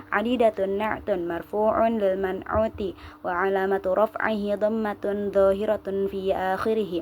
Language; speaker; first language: Arabic; non-native, learner; Indonesian